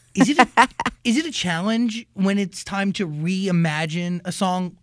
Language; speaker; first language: English; native; English